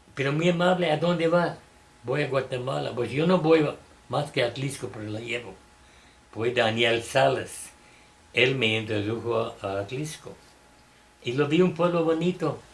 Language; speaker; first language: Spanish; non-native, fluent; English